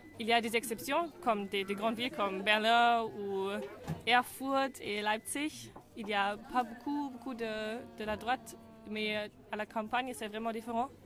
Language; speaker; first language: French; non-native, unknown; German